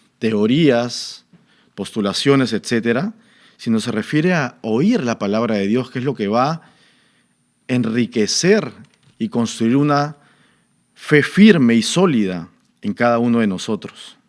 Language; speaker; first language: Spanish; native; Spanish